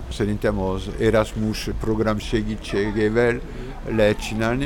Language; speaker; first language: Hungarian; non-native, learner; French